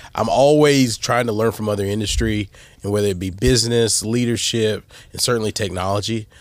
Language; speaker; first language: English; native; English